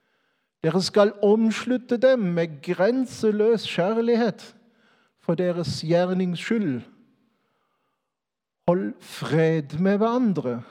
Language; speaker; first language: Norwegian; non-native, fluent; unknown